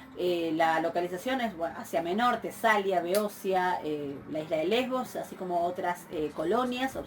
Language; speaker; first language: Spanish; native; Spanish